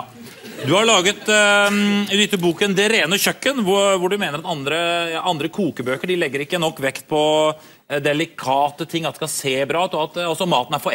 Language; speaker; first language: Norwegian; native; Norwegian